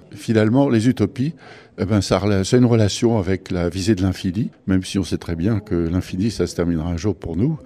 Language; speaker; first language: French; native; French